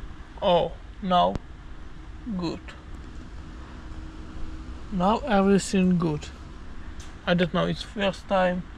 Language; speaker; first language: English; non-native, learner; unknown